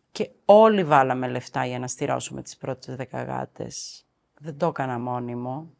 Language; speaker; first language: Greek; early bilingual, heritage; Greek